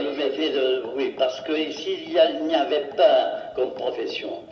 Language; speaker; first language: French; non-native, fluent; Portuguese